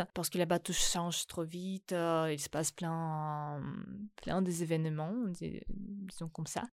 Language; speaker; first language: French; non-native, fluent; Ukrainian